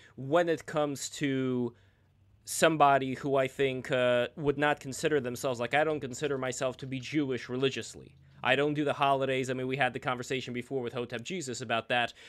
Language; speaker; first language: English; early bilingual, other home language; Russian